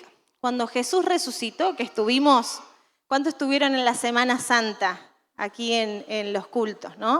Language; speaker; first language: Spanish; native; Spanish